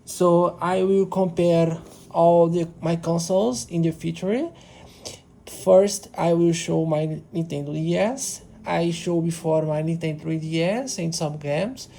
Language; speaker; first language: English; non-native, learner; Portuguese